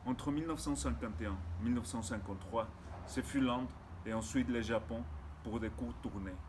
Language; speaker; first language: French; non-native, fluent; Spanish